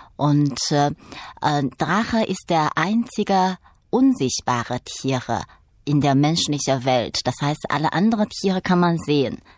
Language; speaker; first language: German; non-native, fluent; Chinese